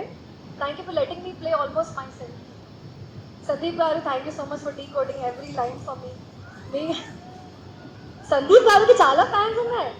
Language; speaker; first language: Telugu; non-native, local second language; Hindi